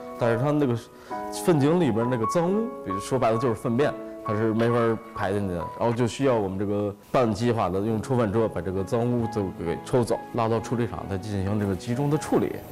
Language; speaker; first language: Chinese; native; Chinese